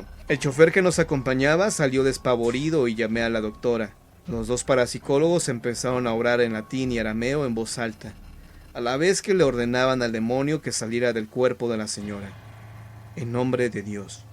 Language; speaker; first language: Spanish; native; Spanish